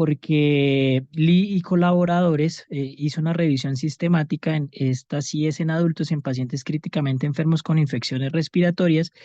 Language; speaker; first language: Spanish; native; Spanish